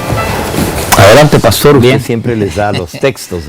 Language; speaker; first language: Spanish; native; Spanish